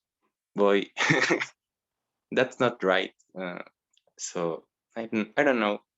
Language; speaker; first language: English; non-native, learner; Spanish